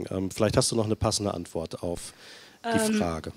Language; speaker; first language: German; native; German